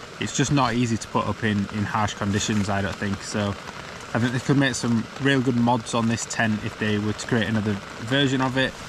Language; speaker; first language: English; native; English